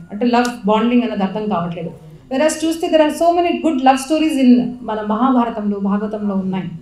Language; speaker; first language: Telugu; non-native, local second language; Marathi